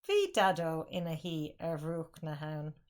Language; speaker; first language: Irish; non-native, local second language; English